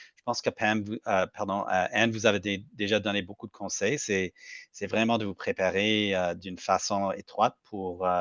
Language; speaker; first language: French; non-native, learner; English